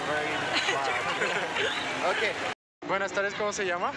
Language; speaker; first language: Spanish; non-native, fluent; French